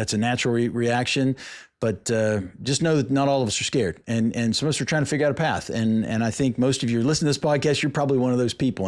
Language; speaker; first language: English; native; English